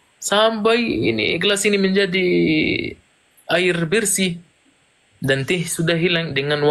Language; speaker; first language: Indonesian; non-native, fluent; Arabic